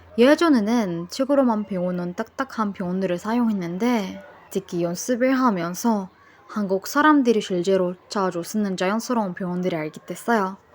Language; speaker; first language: Korean; non-native, fluent; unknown